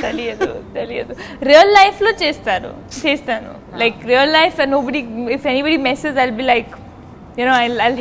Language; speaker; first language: Telugu; non-native, learner; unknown